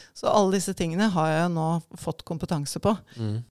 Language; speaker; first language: Norwegian; native; Norwegian